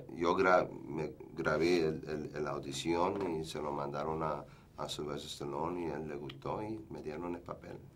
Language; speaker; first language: Spanish; early bilingual, heritage; Spanish